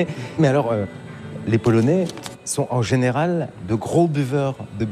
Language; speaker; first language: French; native; French